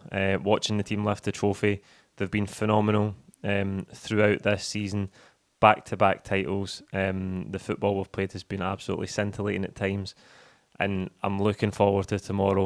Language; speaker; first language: English; native; English